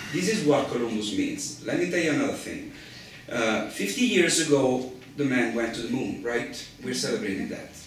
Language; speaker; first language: English; non-native, fluent; Italian